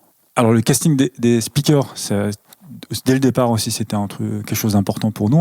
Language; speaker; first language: French; native; French